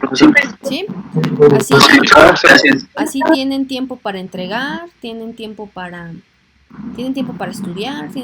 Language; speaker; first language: Spanish; native; Spanish